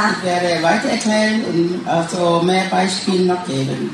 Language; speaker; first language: German; non-native, learner; Thai